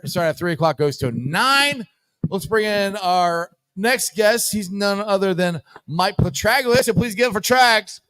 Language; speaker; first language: English; native; English